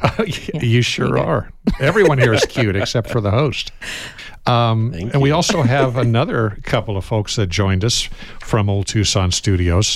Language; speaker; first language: English; native; English